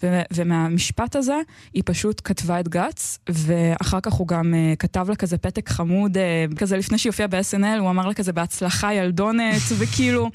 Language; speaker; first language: Hebrew; native; Hebrew